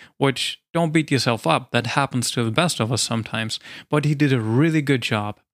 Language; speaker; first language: English; non-native, fluent; German